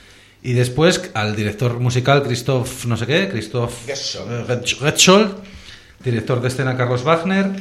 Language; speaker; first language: Spanish; native; Spanish